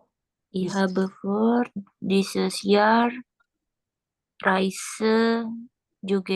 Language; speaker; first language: German; non-native, learner; Indonesian